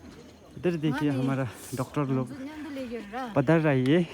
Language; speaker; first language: Hindi; non-native, local second language; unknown